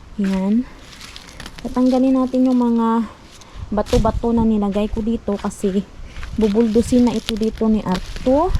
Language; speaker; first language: Filipino; non-native, local second language; Hiligaynon